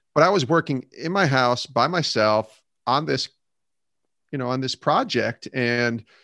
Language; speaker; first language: English; native; English